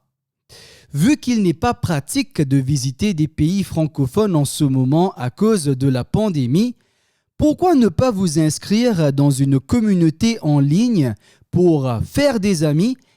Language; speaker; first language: French; native; French